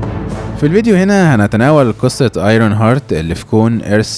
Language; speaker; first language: Arabic; native; Arabic